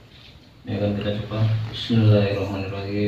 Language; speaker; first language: Indonesian; native; Indonesian